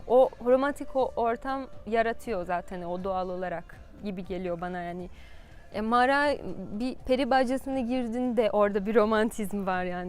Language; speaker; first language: Turkish; non-native, fluent; Portuguese